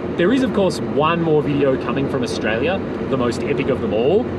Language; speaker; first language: English; native; English